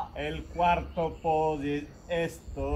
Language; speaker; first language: Spanish; non-native, learner; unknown